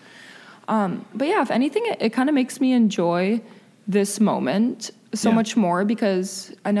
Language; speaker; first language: English; early bilingual, other home language; Spanish